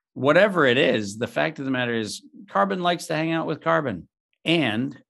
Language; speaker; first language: English; native; English